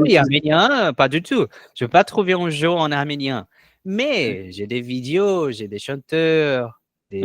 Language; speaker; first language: French; non-native, learner; Portuguese